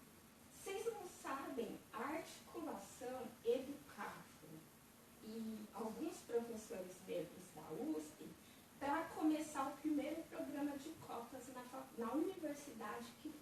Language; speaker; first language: Portuguese; native; Portuguese